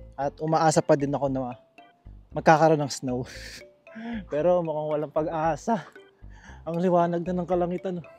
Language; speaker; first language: Filipino; native; Filipino